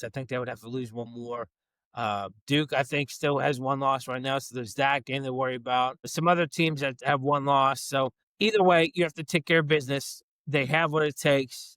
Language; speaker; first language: English; native; English